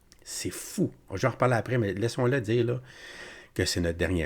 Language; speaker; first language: French; native; French